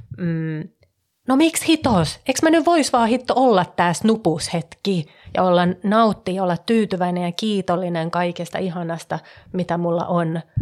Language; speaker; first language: Finnish; early bilingual, heritage; Finnish